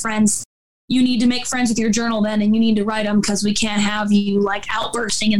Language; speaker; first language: English; native; English